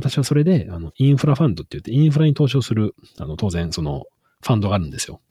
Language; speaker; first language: Japanese; native; Japanese